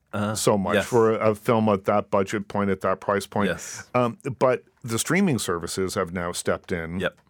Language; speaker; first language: English; native; English